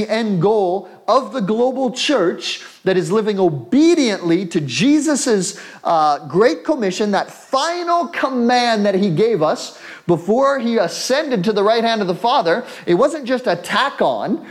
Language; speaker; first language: English; native; English